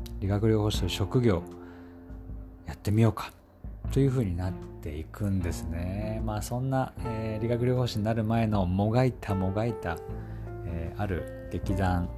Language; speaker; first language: Japanese; native; Japanese